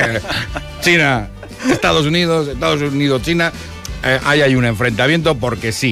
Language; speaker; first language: Spanish; native; Spanish